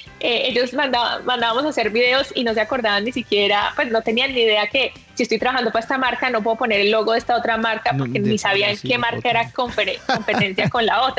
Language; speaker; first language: Spanish; native; Spanish